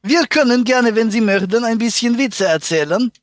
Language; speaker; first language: German; native; German